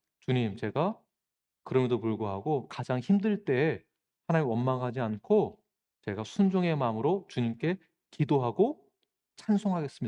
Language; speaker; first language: Korean; native; Korean